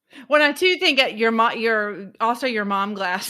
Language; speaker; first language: English; native; English